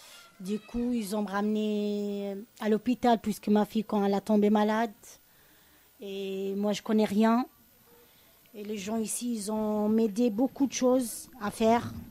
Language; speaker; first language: French; non-native, learner; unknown